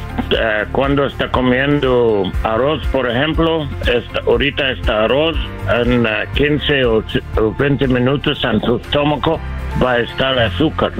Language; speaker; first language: Spanish; non-native, learner; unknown